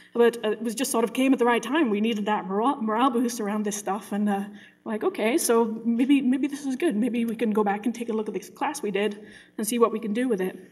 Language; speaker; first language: English; native; English